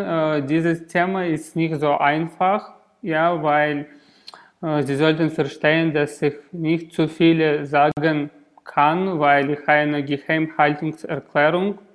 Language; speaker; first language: German; non-native, learner; Russian